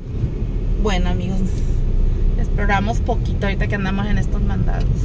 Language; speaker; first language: Spanish; native; Spanish